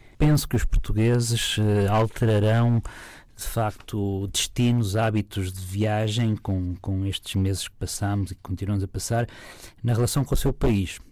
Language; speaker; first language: Portuguese; native; Portuguese